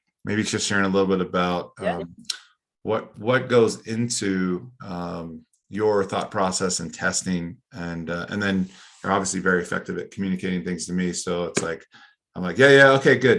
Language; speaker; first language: English; native; English